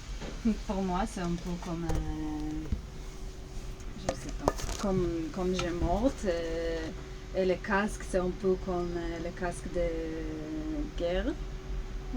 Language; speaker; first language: French; non-native, learner; Hebrew